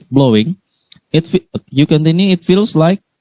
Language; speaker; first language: English; non-native, learner; Indonesian